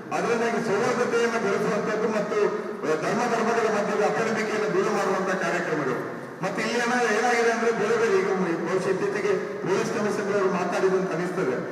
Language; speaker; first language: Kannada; non-native, local second language; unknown